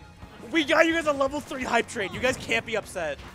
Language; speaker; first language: English; native; English